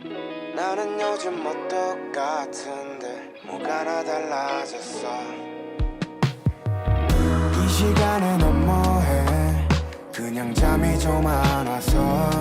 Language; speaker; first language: Korean; non-native, fluent; English